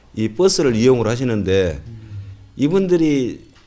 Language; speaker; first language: Korean; native; Korean